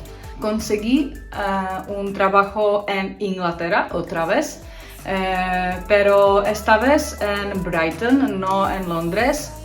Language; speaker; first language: Spanish; non-native, fluent; Czech